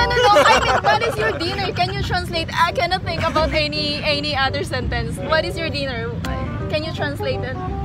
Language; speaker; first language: English; non-native, local second language; Filipino